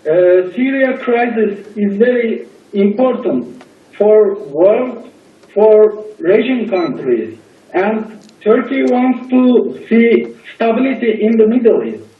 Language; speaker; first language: English; non-native, learner; Turkish